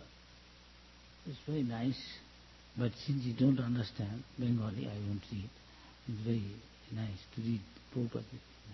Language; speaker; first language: English; non-native, local second language; Bangla